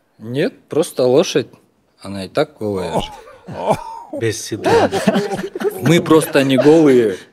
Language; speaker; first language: Russian; non-native, local second language; Kyrgyz